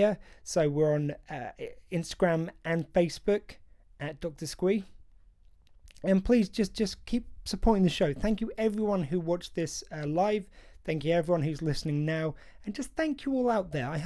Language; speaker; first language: English; native; English